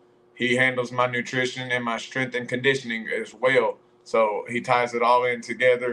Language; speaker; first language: English; native; English